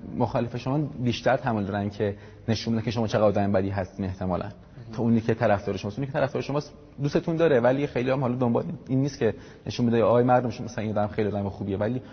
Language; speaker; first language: Persian; native; Persian